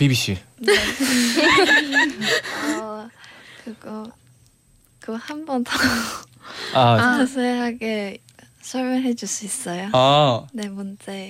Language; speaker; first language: Korean; non-native, fluent; Cantonese